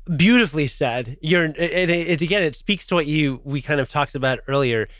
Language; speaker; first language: English; native; English